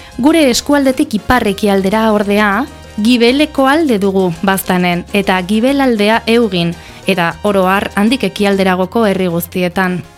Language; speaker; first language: Basque; native; Basque